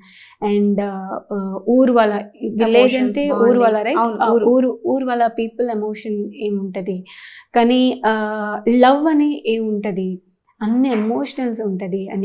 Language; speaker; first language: Telugu; non-native, learner; Tamil